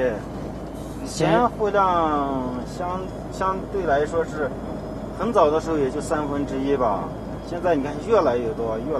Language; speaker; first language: Chinese; native; Chinese